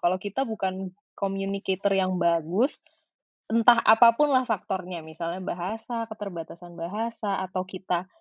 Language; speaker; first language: Indonesian; native; Indonesian